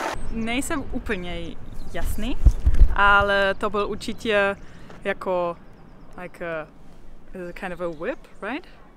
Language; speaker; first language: Czech; non-native, learner; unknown